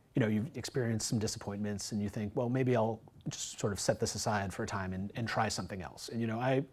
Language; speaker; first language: English; native; English